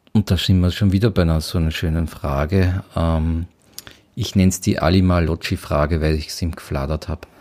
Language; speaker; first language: German; native; German